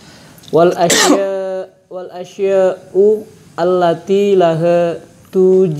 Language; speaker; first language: Arabic; non-native, learner; Indonesian